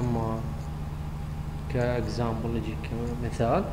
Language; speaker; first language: Arabic; native; Arabic